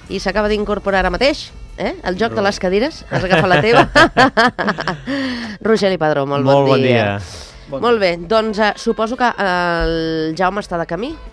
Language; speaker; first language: Catalan; native; Catalan